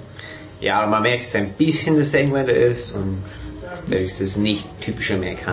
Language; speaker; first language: German; non-native, fluent; English